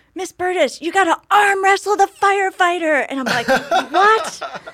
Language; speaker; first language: English; native; English